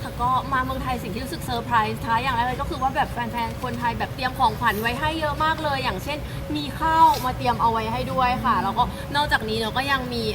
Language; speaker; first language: Thai; native; Thai